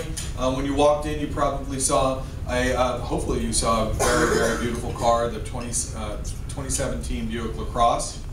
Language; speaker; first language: English; native; English